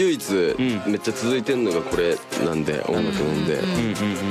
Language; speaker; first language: Japanese; native; Japanese